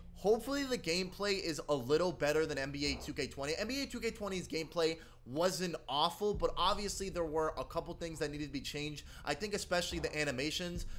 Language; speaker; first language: English; native; English